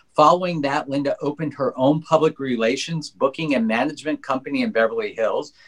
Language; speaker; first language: English; native; English